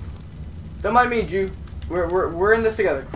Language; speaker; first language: English; native; English